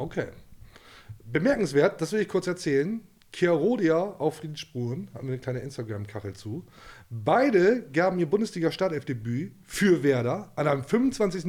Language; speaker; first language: German; native; German